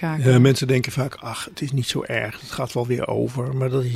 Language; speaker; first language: Dutch; native; Dutch